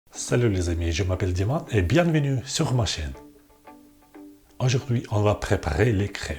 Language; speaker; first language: French; non-native, fluent; Russian